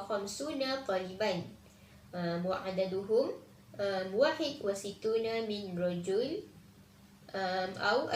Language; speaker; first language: Arabic; non-native, learner; Malay